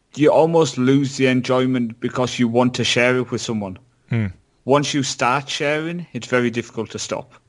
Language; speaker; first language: English; native; English